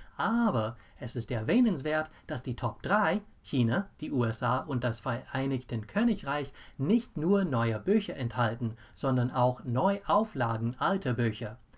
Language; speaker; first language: German; non-native, fluent; English